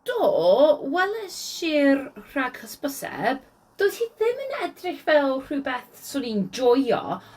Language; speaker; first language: Welsh; non-native, learner; English